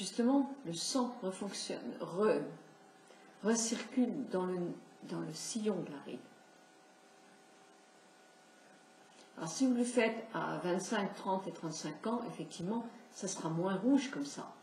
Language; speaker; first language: French; native; French